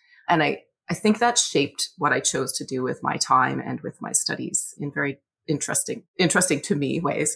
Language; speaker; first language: English; native; English